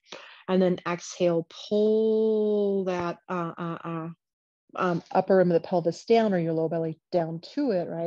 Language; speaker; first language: English; native; English